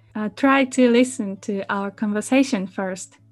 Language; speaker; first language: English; non-native, fluent; Japanese